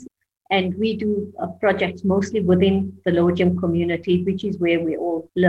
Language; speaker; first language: English; native; English